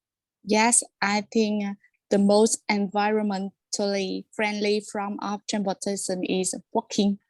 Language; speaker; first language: English; non-native, learner; Vietnamese